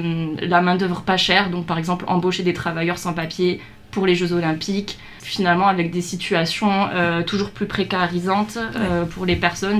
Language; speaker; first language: French; native; French